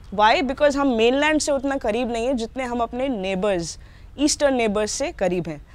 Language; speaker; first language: Hindi; native; Hindi